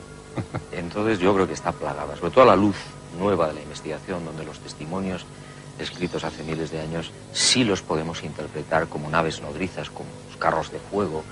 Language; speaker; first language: Spanish; native; Spanish